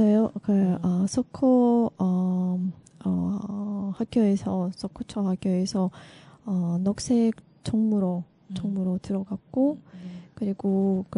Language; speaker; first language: Korean; non-native, learner; Russian